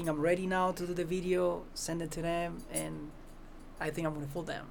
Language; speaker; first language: English; non-native, fluent; Spanish